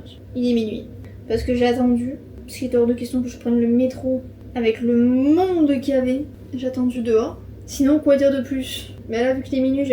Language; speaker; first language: French; native; French